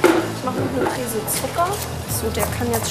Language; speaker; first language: German; native; German